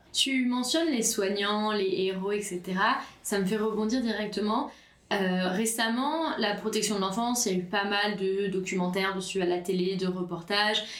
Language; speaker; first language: French; native; French